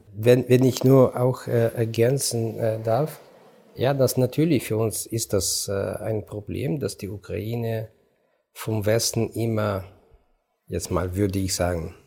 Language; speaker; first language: German; non-native, fluent; Ukrainian